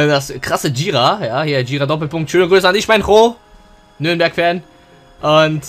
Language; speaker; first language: German; native; German